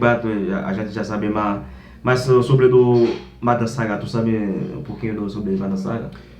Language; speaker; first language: Portuguese; non-native, learner; Haitian Creole